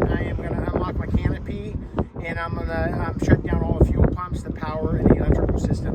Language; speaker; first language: English; native; English